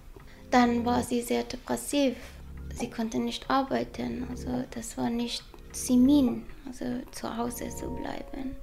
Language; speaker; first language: German; non-native, learner; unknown